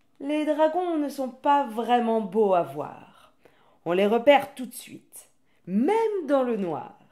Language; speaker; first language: French; native; French